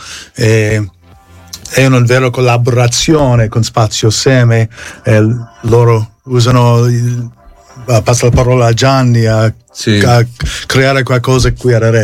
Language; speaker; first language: Italian; non-native, fluent; English